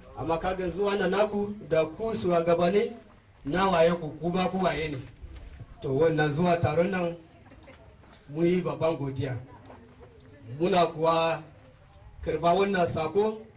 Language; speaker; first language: Hausa; non-native, local second language; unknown